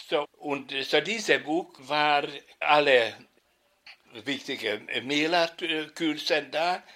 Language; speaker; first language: German; non-native, fluent; Hungarian